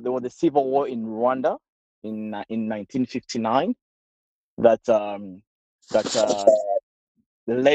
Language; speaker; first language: English; non-native, local second language; Ganda